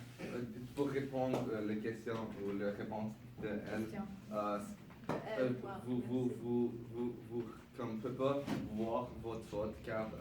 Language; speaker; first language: French; non-native, local second language; English